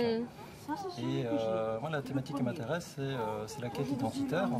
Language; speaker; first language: French; early bilingual, other home language; Korean